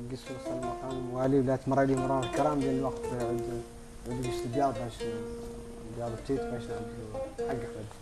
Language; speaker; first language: Arabic; native; Arabic